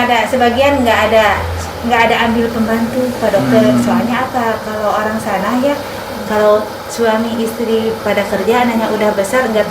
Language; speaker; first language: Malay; non-native, local second language; Sundanese